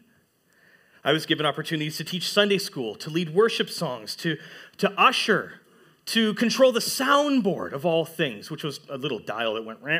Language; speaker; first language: English; native; English